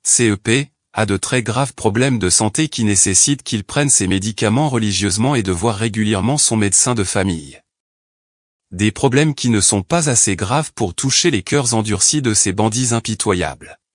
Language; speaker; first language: French; non-native, local second language; Haitian Creole